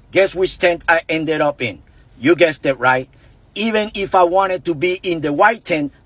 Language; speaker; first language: English; non-native, fluent; Spanish